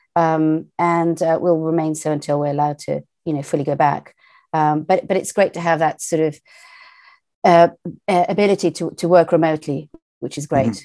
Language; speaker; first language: English; native; English